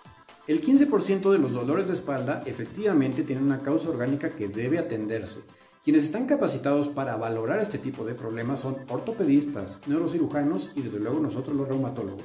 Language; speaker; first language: Spanish; native; Spanish